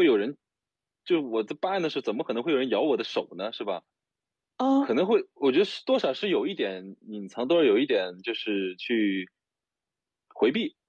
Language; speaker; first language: Chinese; native; Chinese